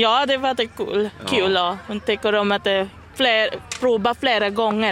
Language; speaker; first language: Swedish; non-native, learner; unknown